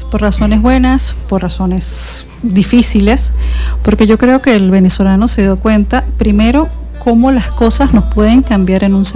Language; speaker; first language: Spanish; native; Spanish